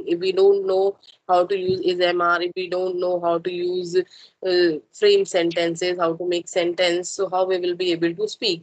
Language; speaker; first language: English; non-native, local second language; Hindi